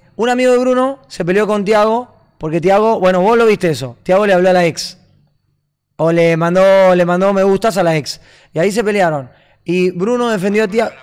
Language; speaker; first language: Spanish; native; Spanish